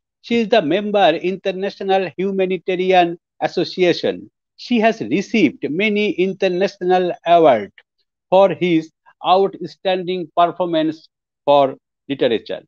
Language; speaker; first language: English; non-native, local second language; Bangla